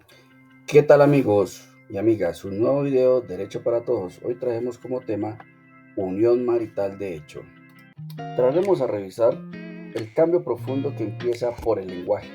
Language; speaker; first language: Spanish; native; Spanish